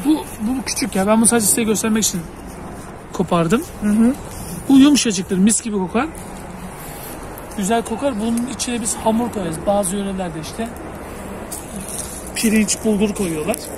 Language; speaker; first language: Turkish; native; Turkish